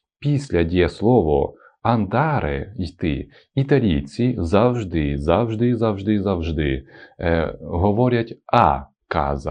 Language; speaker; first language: Ukrainian; non-native, local second language; Russian